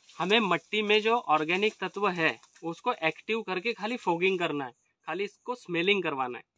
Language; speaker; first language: Hindi; non-native, local second language; Marathi